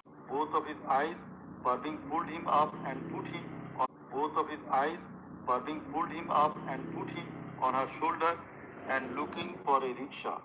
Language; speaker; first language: English; non-native, local second language; Bangla